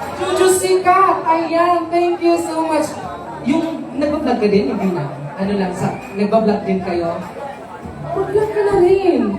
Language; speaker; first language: Filipino; native; Filipino